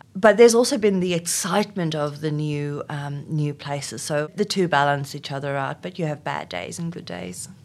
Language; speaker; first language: English; non-native, local second language; Afrikaans